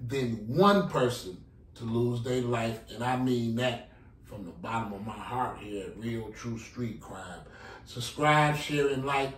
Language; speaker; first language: English; native; English